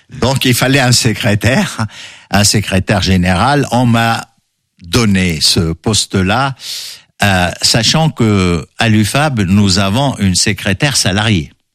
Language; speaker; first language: French; non-native, local second language; Arabic